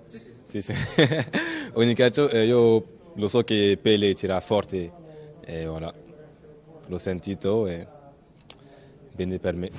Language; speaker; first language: Italian; non-native, fluent; French